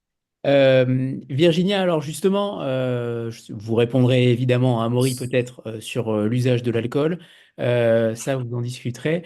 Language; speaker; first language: French; native; French